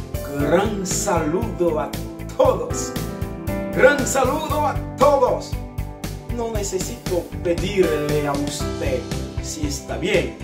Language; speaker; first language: Spanish; non-native, fluent; Haitian Creole